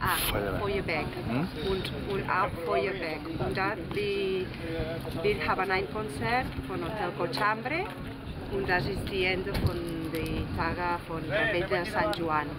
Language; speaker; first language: German; non-native, learner; Spanish